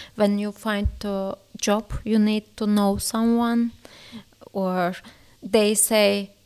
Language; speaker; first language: English; non-native, learner; Turkish